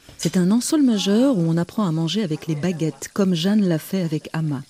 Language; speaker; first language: French; native; French